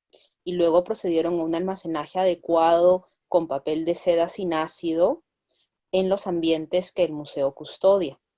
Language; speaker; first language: Spanish; native; Spanish